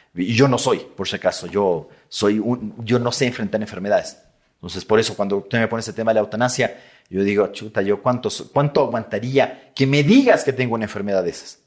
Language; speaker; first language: Spanish; native; Spanish